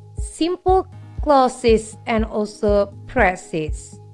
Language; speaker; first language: English; non-native, fluent; Indonesian